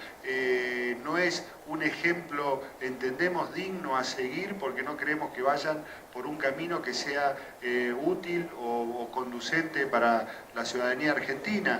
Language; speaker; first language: Spanish; native; Spanish